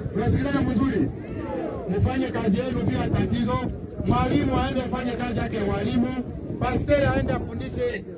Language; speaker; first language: Swahili; native; Swahili